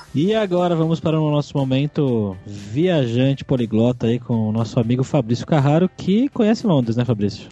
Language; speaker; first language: Portuguese; native; Portuguese